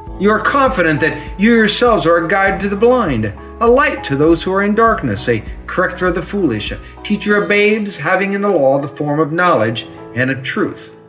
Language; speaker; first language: English; native; English